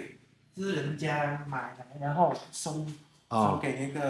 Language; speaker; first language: Chinese; early bilingual, heritage; Chinese